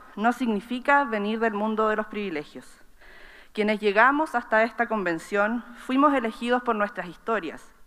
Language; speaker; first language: Spanish; native; Spanish